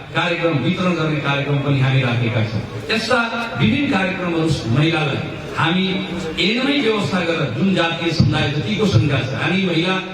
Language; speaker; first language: Nepali; non-native, local second language; Bhojpuri